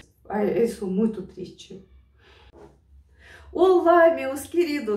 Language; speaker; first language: Portuguese; non-native, learner; Russian